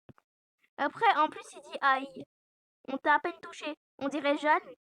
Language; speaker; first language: French; native; French